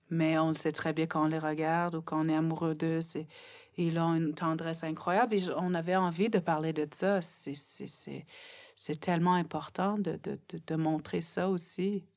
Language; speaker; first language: French; non-native, local second language; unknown